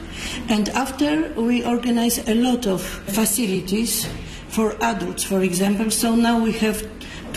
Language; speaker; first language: English; non-native, learner; Polish